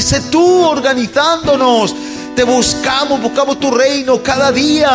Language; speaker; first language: Spanish; native; Spanish